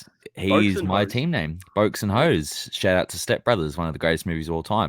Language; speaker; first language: English; native; English